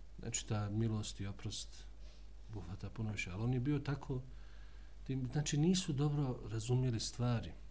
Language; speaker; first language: Bosnian; native; Bosnian